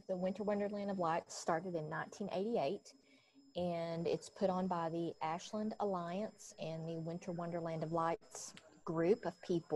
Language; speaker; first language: English; native; English